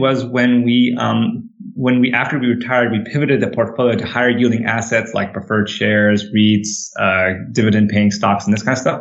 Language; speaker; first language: English; native; English